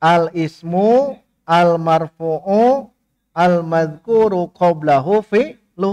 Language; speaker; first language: Arabic; non-native, learner; Indonesian